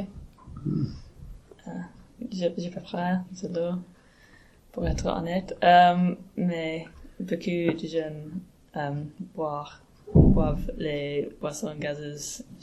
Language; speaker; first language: French; non-native, learner; English